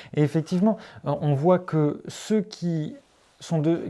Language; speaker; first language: French; native; French